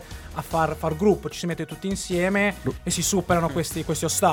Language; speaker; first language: Italian; native; Italian